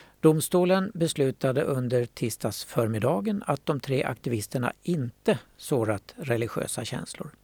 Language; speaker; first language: Swedish; native; Swedish